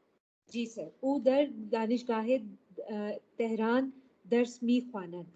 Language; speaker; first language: Persian; non-native, learner; Urdu